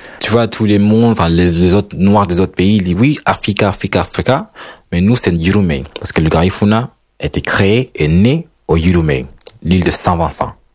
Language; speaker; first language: French; non-native, fluent; Spanish